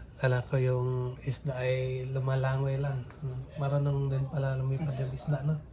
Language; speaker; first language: Filipino; non-native, local second language; Cebuano